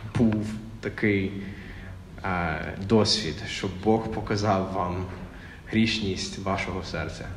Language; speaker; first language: Ukrainian; non-native, fluent; English